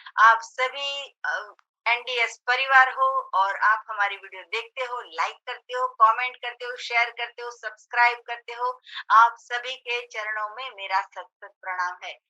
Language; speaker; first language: Hindi; non-native, local second language; Gujarati